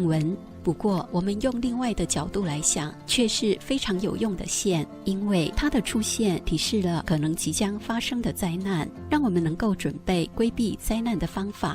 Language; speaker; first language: Chinese; native; Chinese